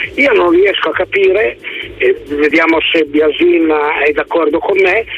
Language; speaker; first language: Italian; native; Italian